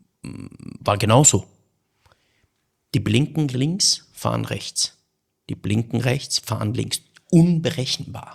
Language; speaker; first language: German; early bilingual, other home language; Persian